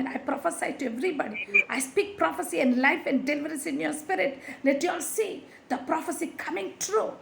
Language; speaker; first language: English; non-native, local second language; Telugu